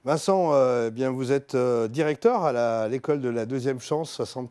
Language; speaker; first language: French; native; French